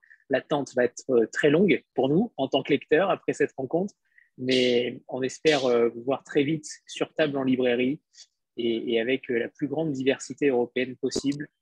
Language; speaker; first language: French; native; French